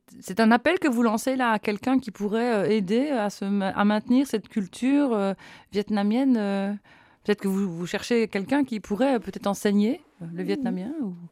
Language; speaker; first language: French; native; French